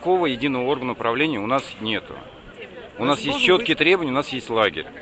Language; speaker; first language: Russian; native; Russian